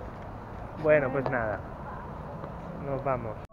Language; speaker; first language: Spanish; native; Spanish